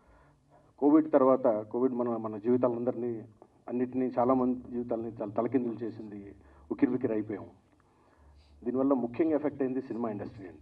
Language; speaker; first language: Telugu; native; Telugu